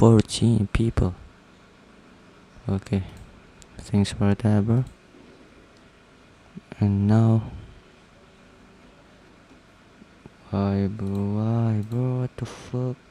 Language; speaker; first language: English; non-native, learner; Indonesian